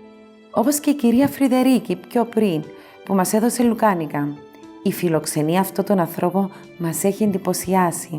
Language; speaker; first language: Greek; native; Greek